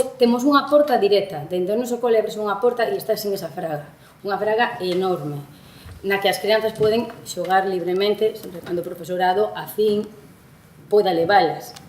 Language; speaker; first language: Galician; non-native, local second language; Spanish